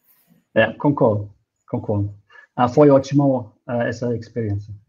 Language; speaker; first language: Portuguese; non-native, fluent; German